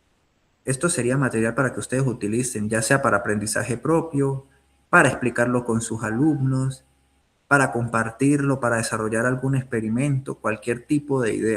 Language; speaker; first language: Spanish; native; Spanish